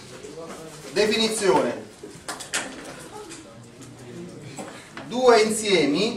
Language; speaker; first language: Italian; native; Italian